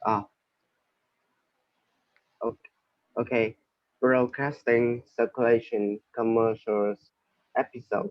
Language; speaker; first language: English; non-native, learner; Vietnamese